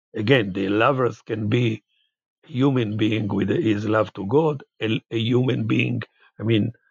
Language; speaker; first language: English; non-native, fluent; Hebrew